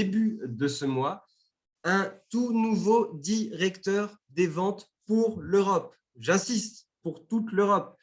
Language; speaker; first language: French; native; French